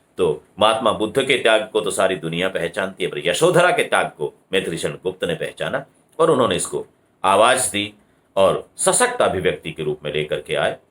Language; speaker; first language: Hindi; native; Hindi